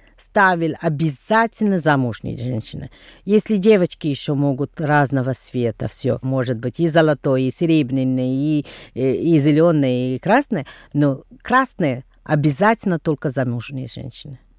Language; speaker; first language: Russian; non-native, fluent; Tamil